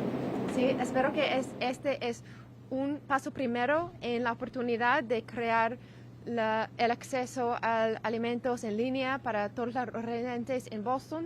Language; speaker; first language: Spanish; non-native, learner; English